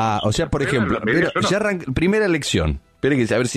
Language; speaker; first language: Spanish; native; Spanish